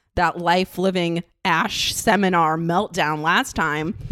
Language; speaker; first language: English; non-native, fluent; Russian